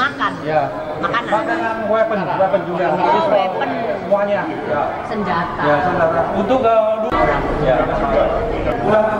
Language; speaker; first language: Indonesian; non-native, learner; Vietnamese